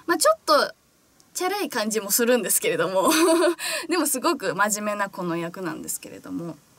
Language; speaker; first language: Japanese; native; Japanese